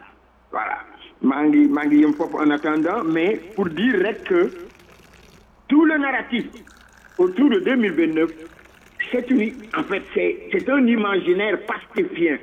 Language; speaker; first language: French; non-native, local second language; Wolof